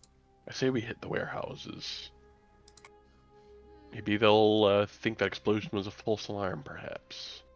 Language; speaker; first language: English; native; English